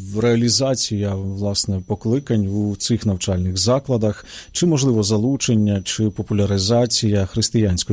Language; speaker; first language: Ukrainian; native; Ukrainian